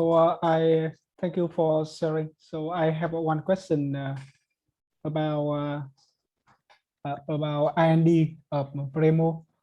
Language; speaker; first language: English; non-native, learner; Vietnamese